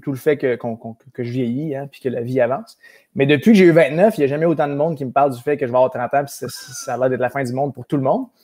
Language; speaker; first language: French; native; French